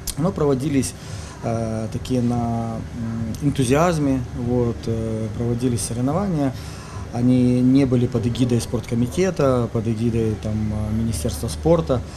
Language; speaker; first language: Russian; native; Russian